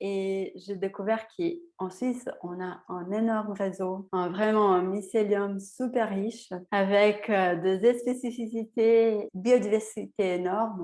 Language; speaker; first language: French; non-native, fluent; Portuguese